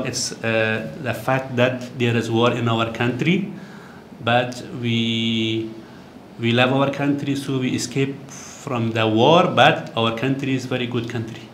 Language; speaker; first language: English; non-native, learner; Persian